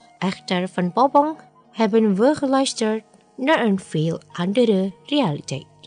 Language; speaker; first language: Dutch; non-native, fluent; Indonesian